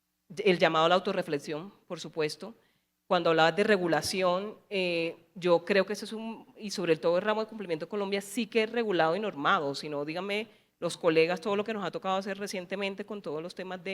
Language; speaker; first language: Spanish; native; Spanish